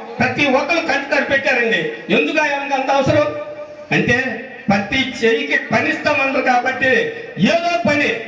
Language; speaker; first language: Telugu; native; Telugu